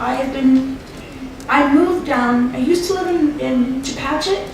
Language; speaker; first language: English; native; English